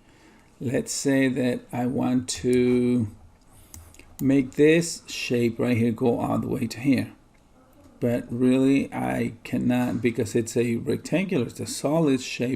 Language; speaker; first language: English; native; English